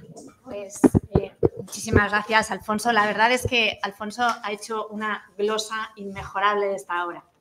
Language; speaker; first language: Spanish; native; Spanish